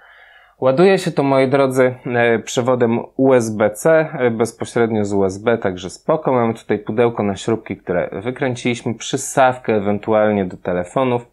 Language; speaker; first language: Polish; native; Polish